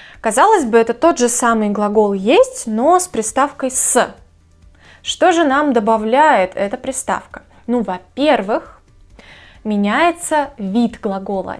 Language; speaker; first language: Russian; native; Russian